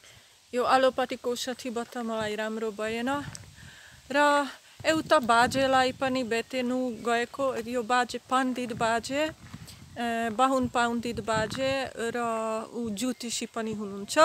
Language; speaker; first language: Nepali; non-native, learner; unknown